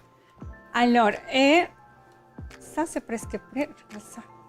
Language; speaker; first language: French; non-native, learner; Spanish